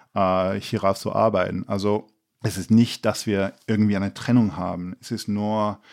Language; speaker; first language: German; non-native, fluent; English